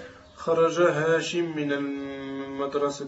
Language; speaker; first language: Arabic; non-native, learner; French